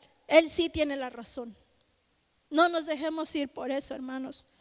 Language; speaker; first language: Spanish; native; Spanish